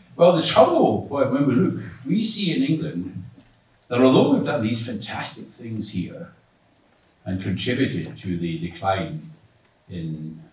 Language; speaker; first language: English; native; English